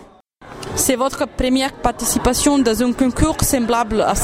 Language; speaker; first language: French; non-native, learner; Serbian